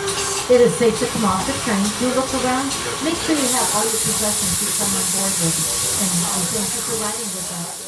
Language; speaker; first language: English; native; English